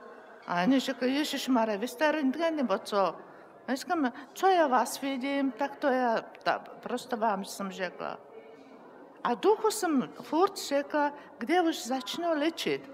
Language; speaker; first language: Czech; non-native, learner; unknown